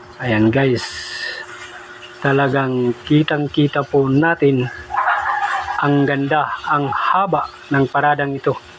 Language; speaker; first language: Filipino; non-native, local second language; Masbatenyo